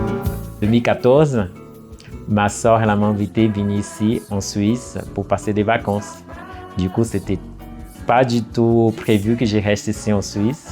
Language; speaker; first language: French; non-native, fluent; Portuguese